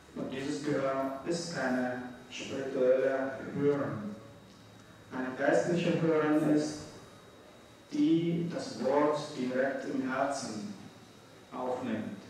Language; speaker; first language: German; non-native, fluent; Arabic